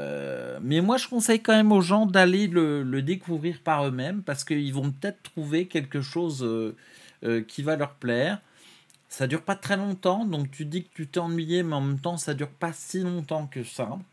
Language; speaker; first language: French; native; French